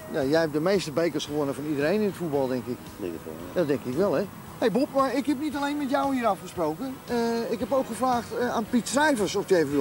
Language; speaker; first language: Dutch; native; Dutch